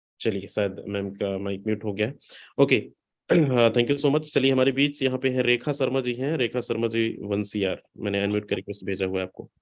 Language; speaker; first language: Hindi; native; Hindi